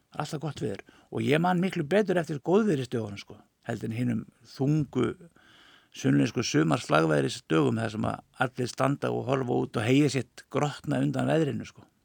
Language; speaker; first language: Icelandic; native; Icelandic